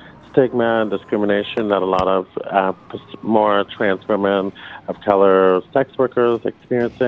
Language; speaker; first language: English; native; English